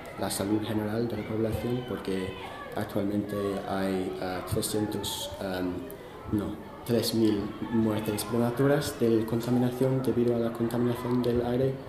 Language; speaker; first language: Spanish; non-native, fluent; English